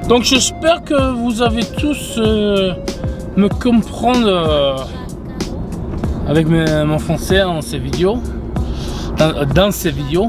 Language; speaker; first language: French; non-native, fluent; English